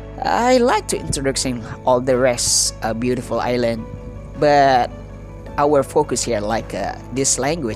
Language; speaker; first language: English; non-native, learner; Indonesian